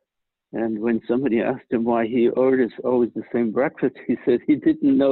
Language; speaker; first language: English; non-native, fluent; Swiss German